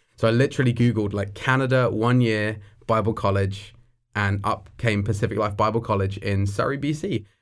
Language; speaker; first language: English; native; English